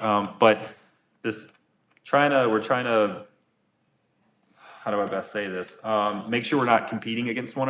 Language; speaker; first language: English; native; English